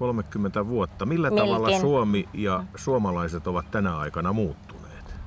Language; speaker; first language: Finnish; native; Finnish